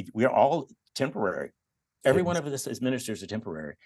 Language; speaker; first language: English; native; English